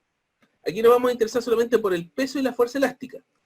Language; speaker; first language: Spanish; native; Spanish